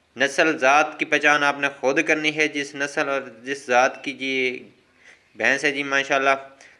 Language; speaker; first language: Urdu; non-native, local second language; Punjabi